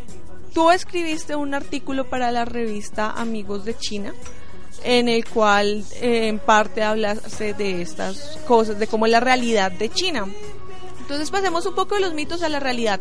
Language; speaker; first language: Spanish; native; Spanish